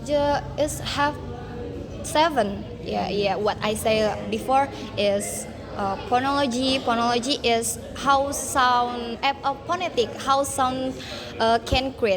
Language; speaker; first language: English; non-native, learner; Indonesian